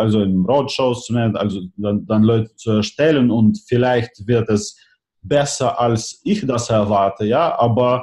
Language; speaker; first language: German; non-native, fluent; Russian